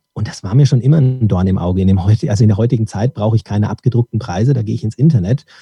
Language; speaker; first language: German; early bilingual, other home language; Turkish